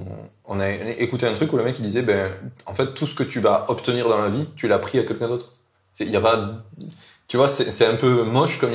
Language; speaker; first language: French; native; French